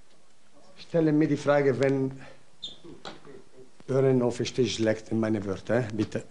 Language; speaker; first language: German; non-native, learner; Italian